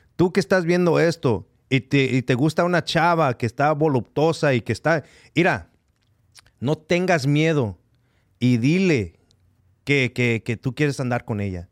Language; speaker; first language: Spanish; early bilingual, heritage; Spanish